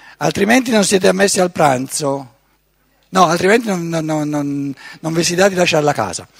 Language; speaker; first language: Italian; native; Italian